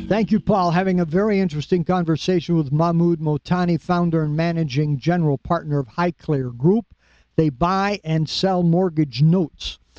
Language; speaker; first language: English; native; English